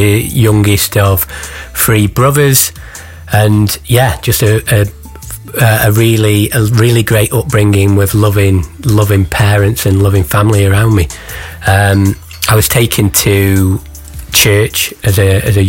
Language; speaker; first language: English; native; English